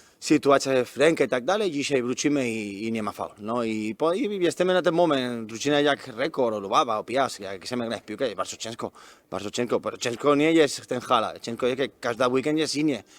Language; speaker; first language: Polish; non-native, learner; Spanish